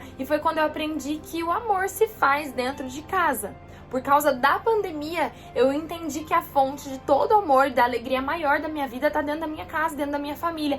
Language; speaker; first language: Portuguese; native; Portuguese